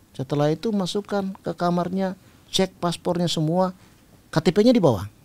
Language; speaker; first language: Indonesian; non-native, local second language; Tetum